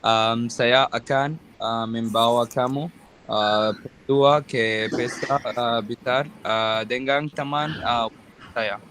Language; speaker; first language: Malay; non-native, learner; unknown